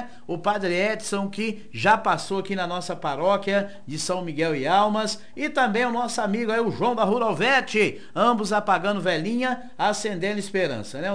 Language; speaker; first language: Portuguese; native; Portuguese